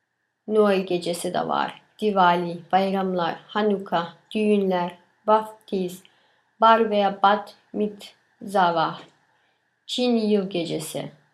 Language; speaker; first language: Turkish; early bilingual, other home language; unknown